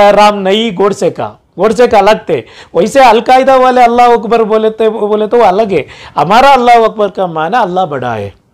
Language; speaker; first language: Hindi; non-native, local second language; Urdu